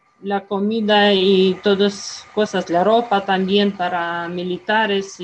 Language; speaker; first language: Spanish; non-native, fluent; Ukrainian